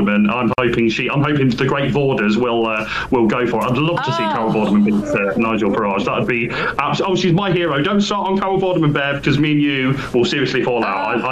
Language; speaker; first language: English; native; English